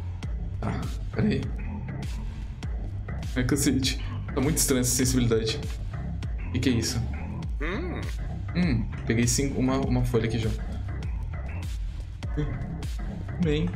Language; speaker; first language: Portuguese; native; Portuguese